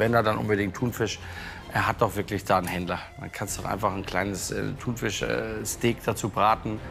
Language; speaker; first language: German; native; German